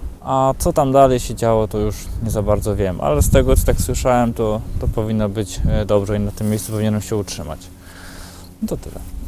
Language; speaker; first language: Polish; native; Polish